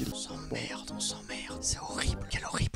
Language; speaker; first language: French; native; French